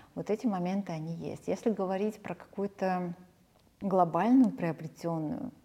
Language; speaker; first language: Russian; early bilingual, other home language; Armenian